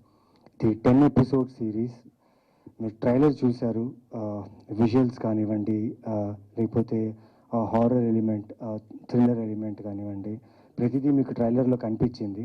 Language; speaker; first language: Telugu; native; Telugu